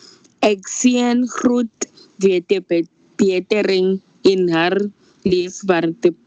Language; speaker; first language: Dutch; non-native, learner; Afrikaans